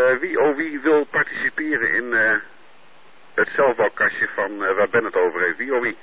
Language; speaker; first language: Dutch; native; Dutch